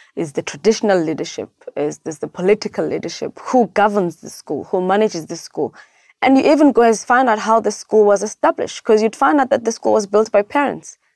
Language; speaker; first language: English; non-native, local second language; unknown